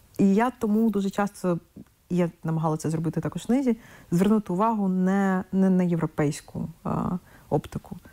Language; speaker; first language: Ukrainian; non-native, local second language; Russian